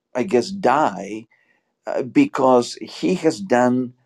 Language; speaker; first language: English; non-native, fluent; Spanish